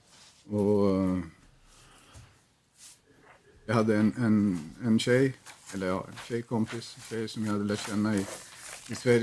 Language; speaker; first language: Swedish; native; Swedish